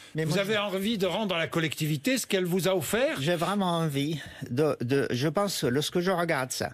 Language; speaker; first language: French; non-native, fluent; Arabic